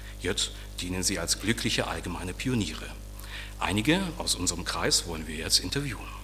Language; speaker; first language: German; native; German